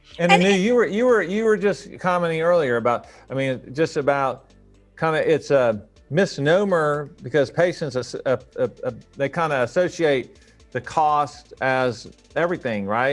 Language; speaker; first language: English; native; English